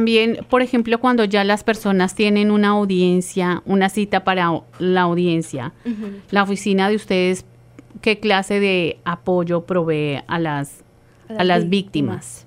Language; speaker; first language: Spanish; native; Spanish